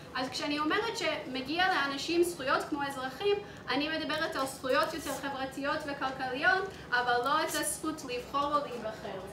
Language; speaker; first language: Hebrew; non-native, fluent; English